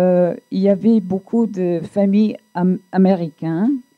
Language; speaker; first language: French; non-native, fluent; English